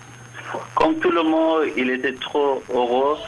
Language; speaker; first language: French; non-native, fluent; Persian